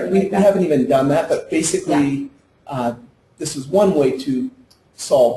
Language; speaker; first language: English; native; English